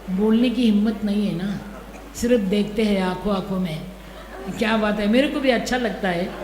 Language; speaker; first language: Hindi; non-native, local second language; Marathi